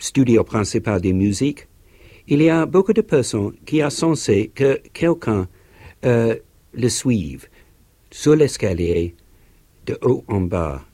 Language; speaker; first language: French; non-native, learner; English